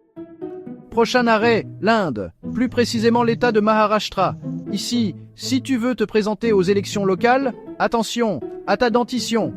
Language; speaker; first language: French; native; French